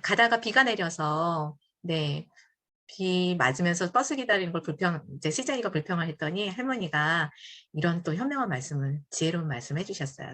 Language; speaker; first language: Korean; native; Korean